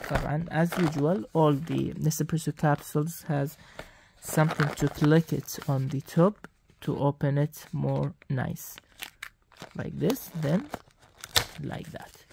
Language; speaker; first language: English; non-native, fluent; Arabic